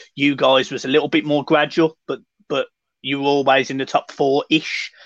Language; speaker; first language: English; native; English